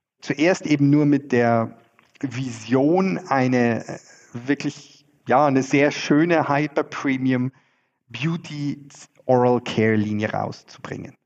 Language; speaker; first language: German; native; German